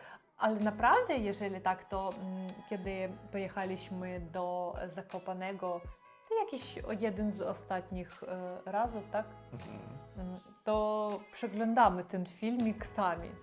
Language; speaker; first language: Polish; non-native, learner; Russian